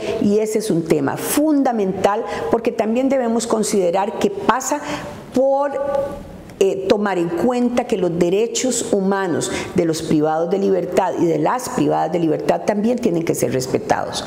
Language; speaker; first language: Spanish; native; Spanish